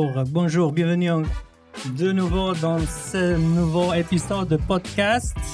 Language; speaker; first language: French; non-native, fluent; Albanian